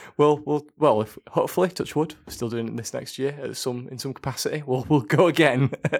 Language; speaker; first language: English; native; English